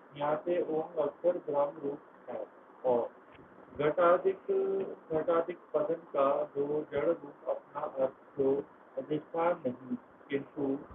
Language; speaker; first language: Hindi; non-native, local second language; Punjabi